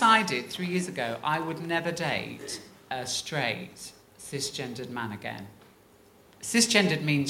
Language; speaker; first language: English; native; English